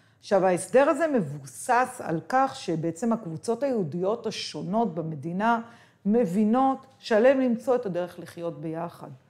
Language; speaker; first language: Hebrew; native; Hebrew